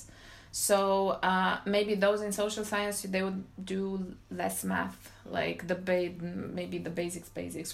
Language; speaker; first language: English; non-native, fluent; Romanian